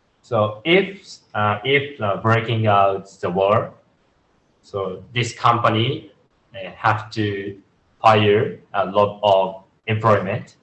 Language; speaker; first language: English; non-native, learner; Japanese